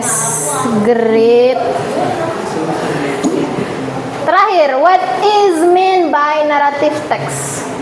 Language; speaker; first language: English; non-native, learner; Indonesian